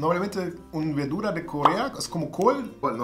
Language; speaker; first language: Spanish; non-native, learner; German